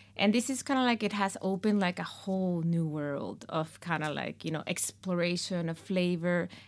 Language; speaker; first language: English; non-native, fluent; Spanish